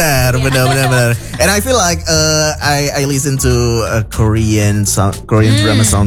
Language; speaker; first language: English; non-native, fluent; Indonesian